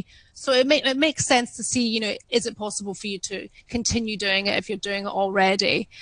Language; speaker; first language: English; native; English